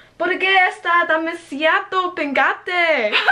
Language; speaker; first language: Spanish; non-native, learner; English